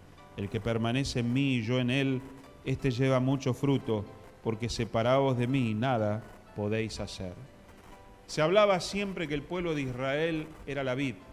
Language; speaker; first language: Spanish; native; Spanish